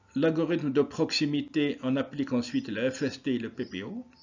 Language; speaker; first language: French; non-native, local second language; Arabic